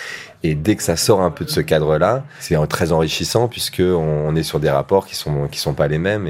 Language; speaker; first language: French; native; French